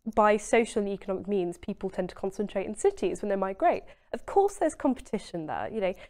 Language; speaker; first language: English; native; English